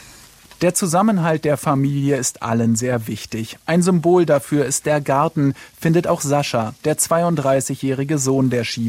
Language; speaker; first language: German; native; German